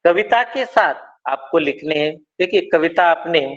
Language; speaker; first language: Hindi; non-native, local second language; Marathi